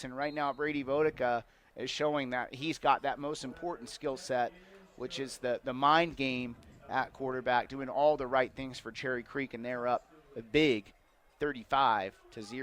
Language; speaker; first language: English; native; English